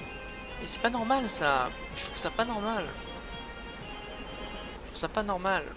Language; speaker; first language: French; native; French